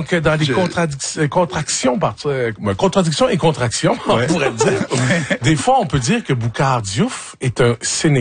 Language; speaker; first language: French; native; French